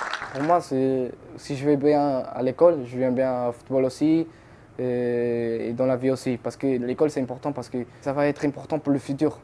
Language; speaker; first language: French; non-native, fluent; Portuguese